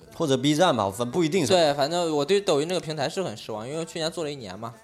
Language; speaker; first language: Chinese; native; Chinese